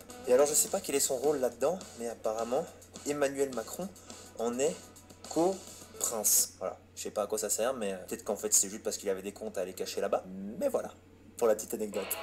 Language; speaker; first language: French; native; French